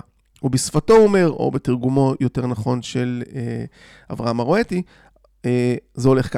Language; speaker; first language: Hebrew; native; Hebrew